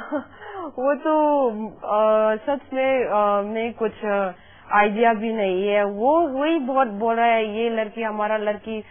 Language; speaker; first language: Hindi; non-native, local second language; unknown